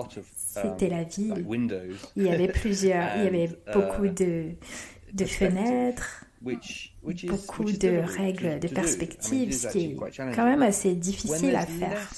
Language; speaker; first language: French; native; French